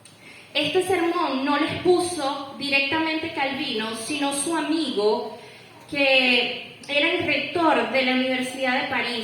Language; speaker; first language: Spanish; native; Spanish